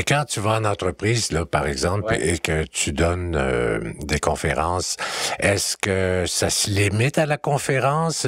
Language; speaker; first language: French; native; French